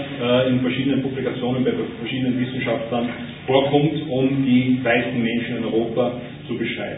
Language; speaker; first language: German; native; German